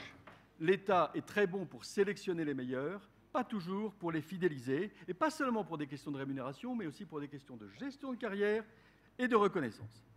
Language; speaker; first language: French; native; French